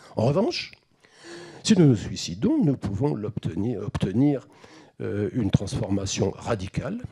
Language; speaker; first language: French; native; French